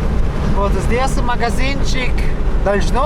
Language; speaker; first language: Russian; non-native, learner; Italian